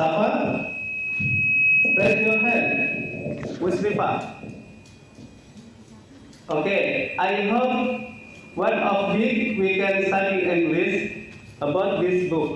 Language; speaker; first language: English; non-native, learner; Indonesian